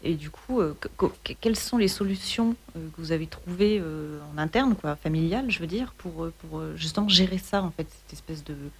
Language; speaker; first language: French; native; French